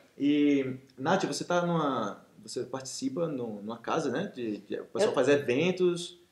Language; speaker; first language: Portuguese; native; Portuguese